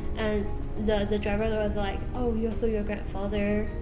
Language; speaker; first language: English; non-native, learner; Chinese